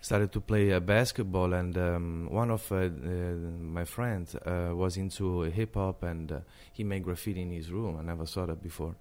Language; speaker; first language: English; non-native, fluent; Italian